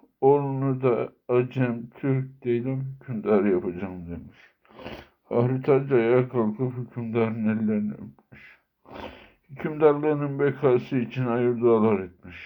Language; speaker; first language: Turkish; native; Turkish